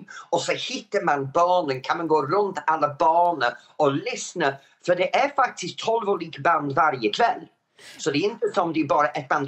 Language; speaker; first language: Swedish; non-native, fluent; English